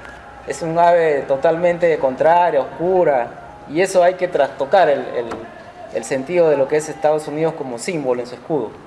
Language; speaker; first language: Spanish; native; Spanish